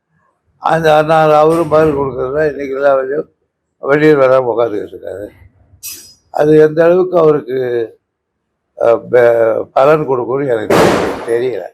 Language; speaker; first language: Tamil; native; Tamil